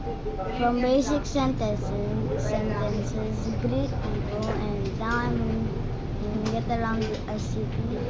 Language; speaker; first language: English; non-native, local second language; Filipino